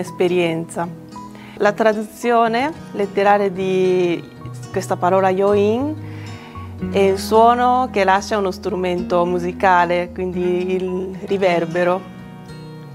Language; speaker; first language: Italian; non-native, fluent; Japanese